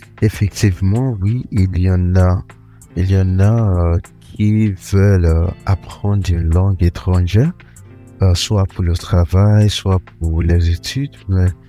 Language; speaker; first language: French; non-native, learner; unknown